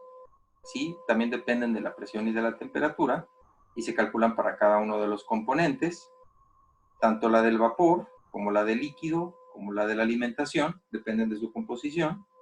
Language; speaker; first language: Spanish; native; Spanish